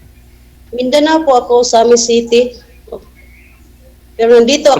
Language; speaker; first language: Filipino; non-native, local second language; Cebuano